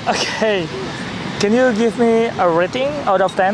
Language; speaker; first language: English; non-native, learner; Indonesian